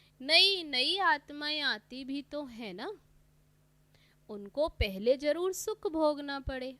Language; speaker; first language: Hindi; native; Hindi